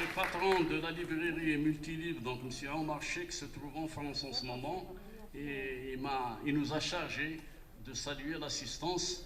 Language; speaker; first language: French; non-native, local second language; Kabyle